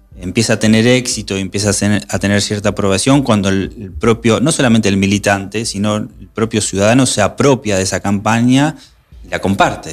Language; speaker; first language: Spanish; native; Spanish